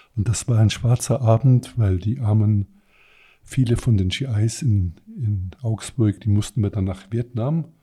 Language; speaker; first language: German; non-native, fluent; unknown